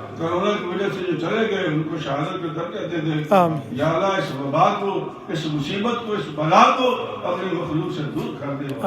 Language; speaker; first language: Urdu; non-native, local second language; Punjabi